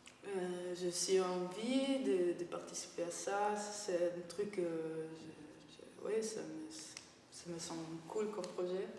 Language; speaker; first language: French; non-native, fluent; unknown